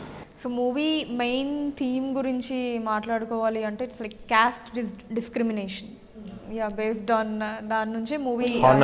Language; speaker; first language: Telugu; native; Telugu